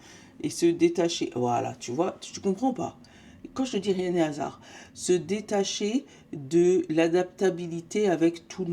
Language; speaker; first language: French; native; French